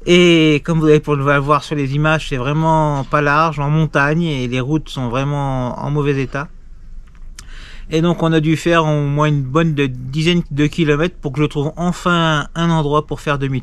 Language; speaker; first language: French; native; French